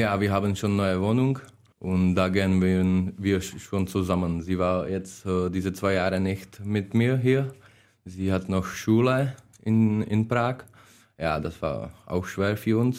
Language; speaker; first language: German; non-native, learner; Czech